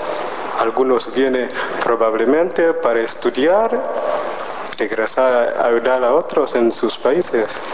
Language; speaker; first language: Spanish; non-native, learner; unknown